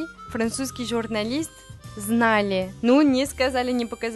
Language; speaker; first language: Russian; non-native, learner; French